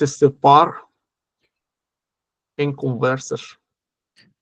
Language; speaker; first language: Portuguese; non-native, learner; Russian